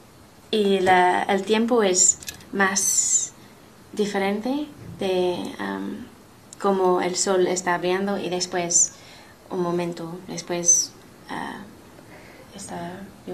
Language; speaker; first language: Spanish; non-native, learner; English